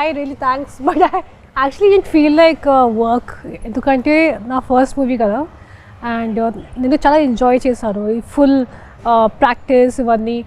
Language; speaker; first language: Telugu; non-native, local second language; Hindi